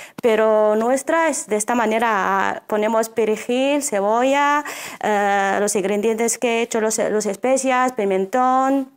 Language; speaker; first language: Spanish; non-native, fluent; Arabic